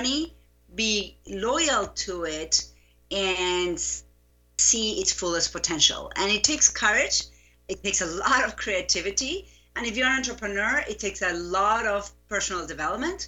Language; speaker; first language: English; non-native, fluent; Spanish